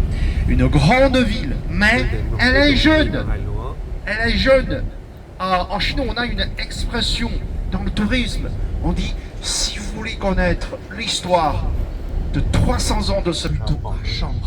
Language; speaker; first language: French; non-native, fluent; Chinese